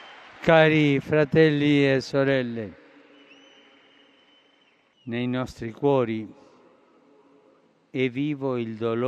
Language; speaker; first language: Italian; non-native, fluent; Spanish